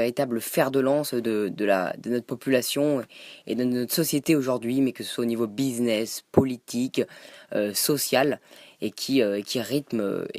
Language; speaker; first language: French; native; French